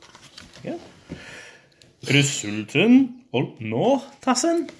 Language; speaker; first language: Norwegian; non-native, learner; English